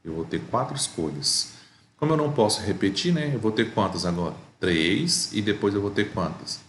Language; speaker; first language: Portuguese; native; Portuguese